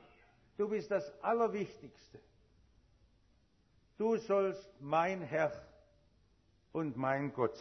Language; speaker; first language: German; native; German